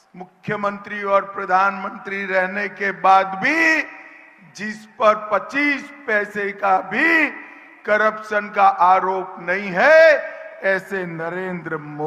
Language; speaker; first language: Hindi; non-native, local second language; Gujarati